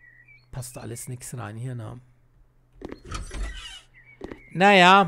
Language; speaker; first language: German; native; German